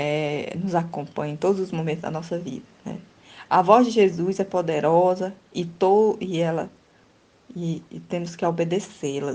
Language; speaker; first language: Portuguese; native; Portuguese